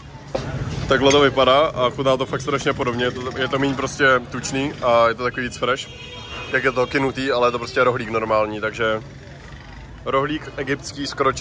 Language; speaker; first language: Czech; native; Czech